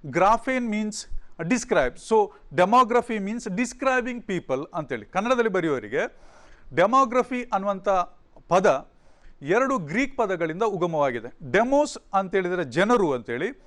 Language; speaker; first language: Kannada; native; Kannada